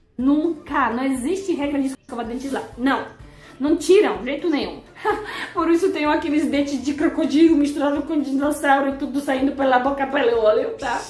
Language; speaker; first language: Portuguese; non-native, fluent; Polish